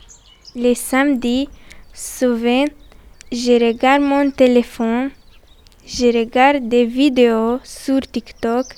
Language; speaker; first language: French; non-native, learner; Romanian